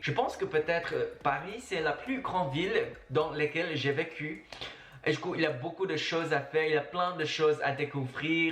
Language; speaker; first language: French; non-native, fluent; Chinese